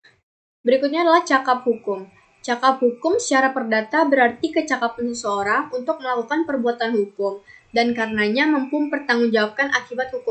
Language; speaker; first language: Indonesian; native; Indonesian